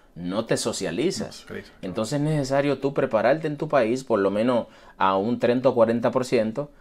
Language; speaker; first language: Spanish; native; Spanish